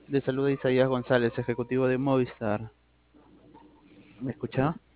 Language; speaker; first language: Spanish; native; Spanish